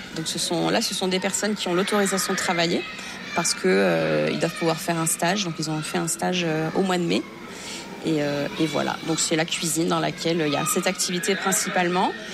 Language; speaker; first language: French; native; French